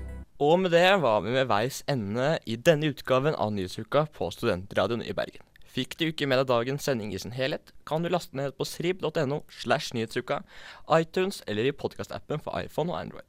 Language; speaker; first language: Norwegian; native; Norwegian